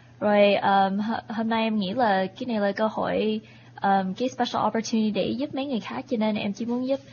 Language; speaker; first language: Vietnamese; early bilingual, heritage; Vietnamese